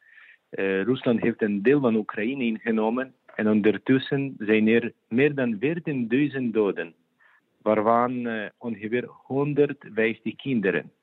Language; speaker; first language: Dutch; non-native, fluent; Ukrainian